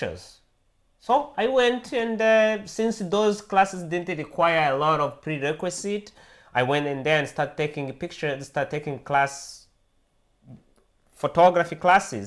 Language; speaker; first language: English; non-native, local second language; Kinyarwanda